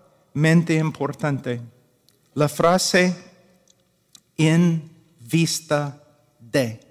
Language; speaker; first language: Spanish; non-native, fluent; English